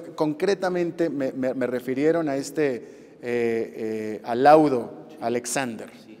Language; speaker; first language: Spanish; native; Spanish